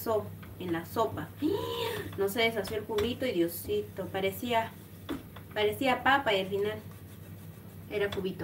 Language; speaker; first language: Spanish; native; Spanish